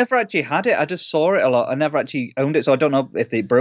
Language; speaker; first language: English; native; English